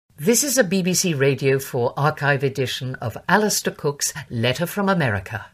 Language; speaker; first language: English; native; English